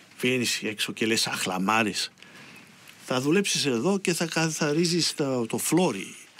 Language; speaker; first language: Greek; early bilingual, heritage; Greek